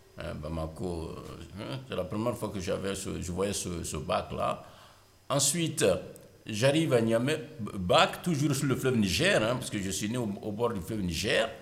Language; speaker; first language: French; non-native, local second language; Mandingo